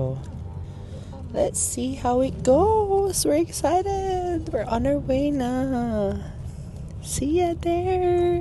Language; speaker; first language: English; non-native, local second language; Filipino